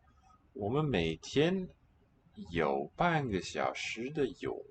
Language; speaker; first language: Chinese; non-native, learner; English